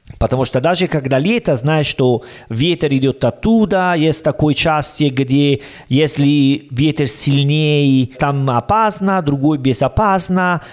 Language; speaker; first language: Russian; non-native, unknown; Italian